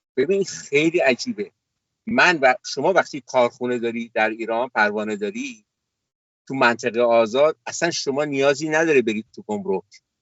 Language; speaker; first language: Persian; native; Persian